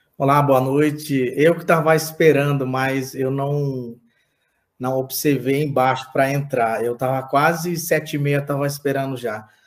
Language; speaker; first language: Portuguese; non-native, local second language; Yanomámi